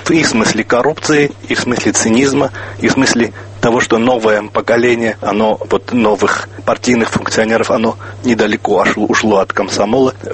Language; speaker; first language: Russian; non-native, local second language; Armenian